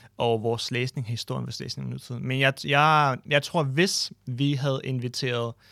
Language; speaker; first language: Danish; non-native, fluent; Ukrainian